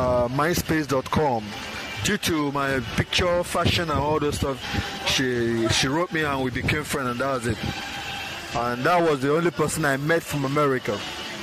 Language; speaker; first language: English; non-native, local second language; Igbo